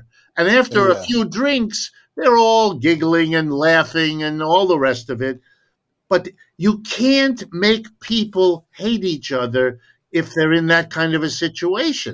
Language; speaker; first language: English; early bilingual, other home language; German